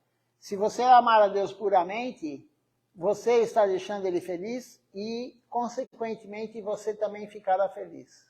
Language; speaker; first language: Portuguese; native; Portuguese